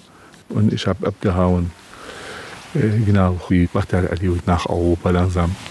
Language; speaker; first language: German; non-native, learner; Central Kurdish